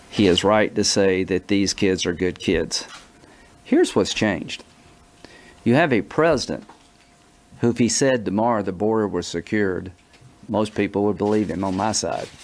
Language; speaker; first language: English; native; English